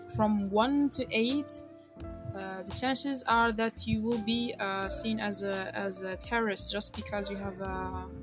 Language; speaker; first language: English; non-native, fluent; Arabic